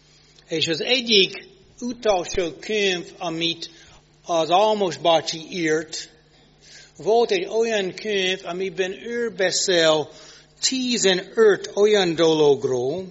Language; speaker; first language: Hungarian; non-native, fluent; English